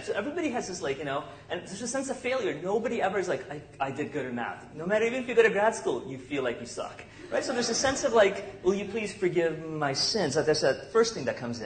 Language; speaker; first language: English; non-native, local second language; Tamil